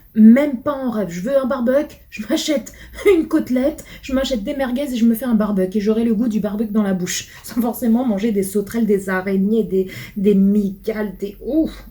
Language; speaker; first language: French; early bilingual, other home language; Portuguese